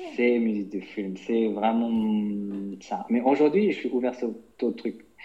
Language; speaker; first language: French; non-native, fluent; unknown